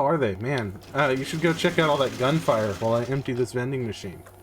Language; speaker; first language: English; native; English